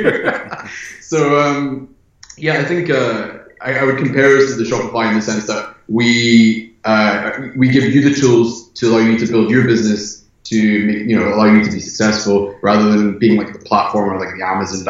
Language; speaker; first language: English; native; English